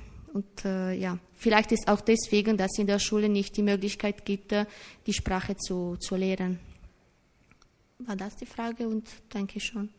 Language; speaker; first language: German; non-native, learner; Italian